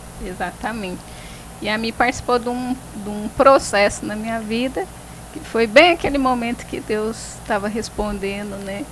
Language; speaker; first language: Portuguese; native; Portuguese